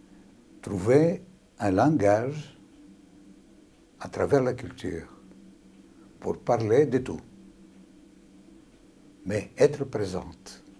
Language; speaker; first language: French; non-native, fluent; Greek